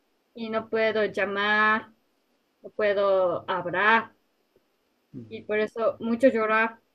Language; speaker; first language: Spanish; non-native, learner; Japanese